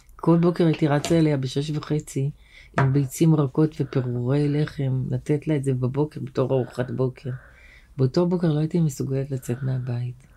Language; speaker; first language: Hebrew; native; Hebrew